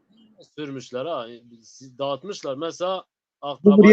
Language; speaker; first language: Turkish; non-native, local second language; Zaza